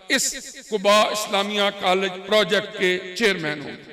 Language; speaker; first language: Urdu; native; Urdu